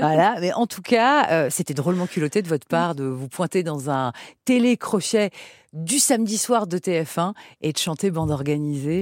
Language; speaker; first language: French; native; French